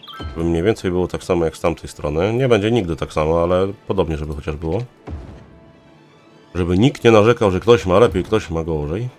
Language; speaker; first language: Polish; native; Polish